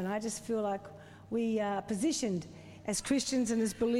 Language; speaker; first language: English; native; English